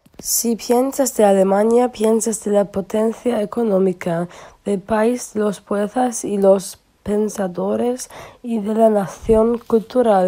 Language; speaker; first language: Spanish; non-native, learner; German